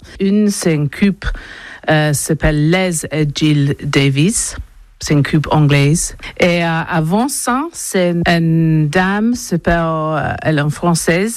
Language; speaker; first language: French; non-native, learner; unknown